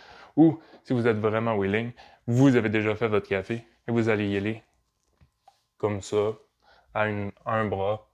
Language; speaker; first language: French; native; French